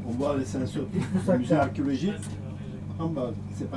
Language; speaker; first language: French; non-native, learner; Turkish